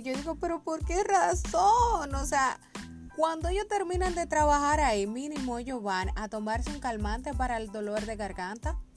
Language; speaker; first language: Spanish; native; Spanish